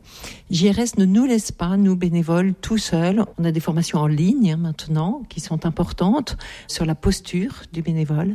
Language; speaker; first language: French; native; French